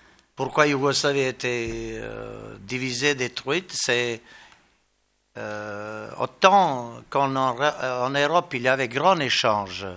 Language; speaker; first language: French; non-native, learner; Bosnian